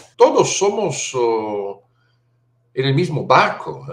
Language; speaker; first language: Spanish; non-native, fluent; Italian